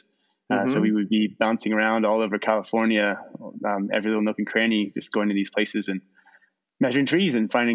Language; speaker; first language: English; native; English